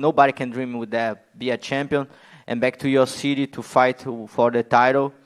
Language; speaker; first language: English; non-native, learner; Portuguese